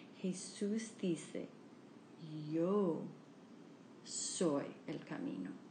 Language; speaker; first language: Spanish; non-native, learner; English